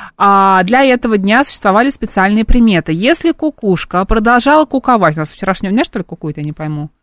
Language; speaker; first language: Russian; native; Russian